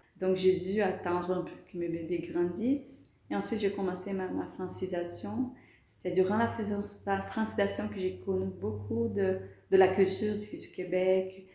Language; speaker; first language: French; non-native, fluent; Portuguese